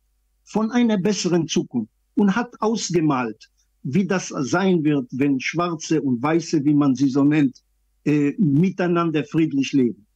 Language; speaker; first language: German; non-native, fluent; Hebrew